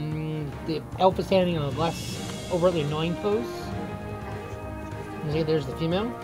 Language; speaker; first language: English; native; English